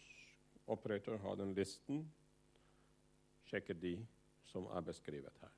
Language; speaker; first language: Norwegian; non-native, fluent; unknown